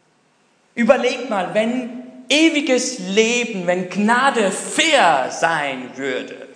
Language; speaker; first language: German; non-native, fluent; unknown